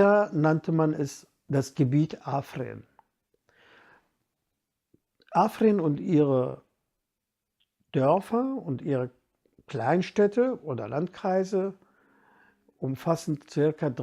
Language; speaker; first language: German; non-native, fluent; Kurdish